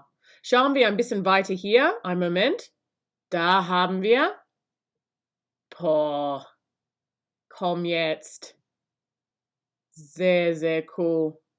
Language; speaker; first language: German; non-native, learner; English